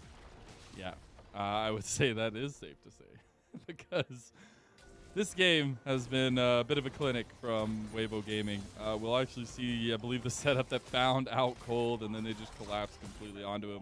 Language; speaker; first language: English; native; English